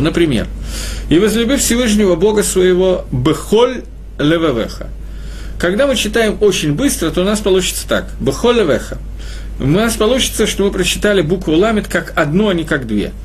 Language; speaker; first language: Russian; native; Russian